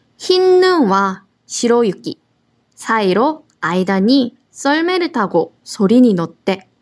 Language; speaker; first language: Japanese; non-native, fluent; Korean